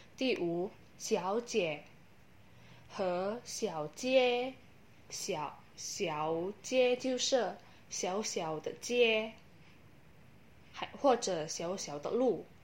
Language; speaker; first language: Chinese; non-native, learner; Indonesian